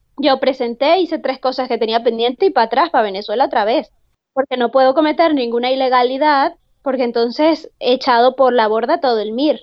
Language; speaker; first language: Spanish; native; Spanish